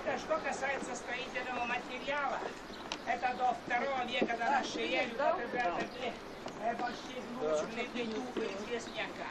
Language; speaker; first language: Russian; non-native, fluent; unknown